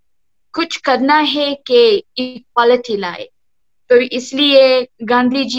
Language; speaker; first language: Hindi; early bilingual, heritage; Hindi